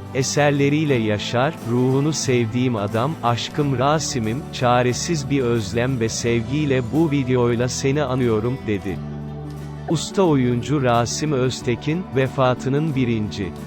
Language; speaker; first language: Turkish; native; Turkish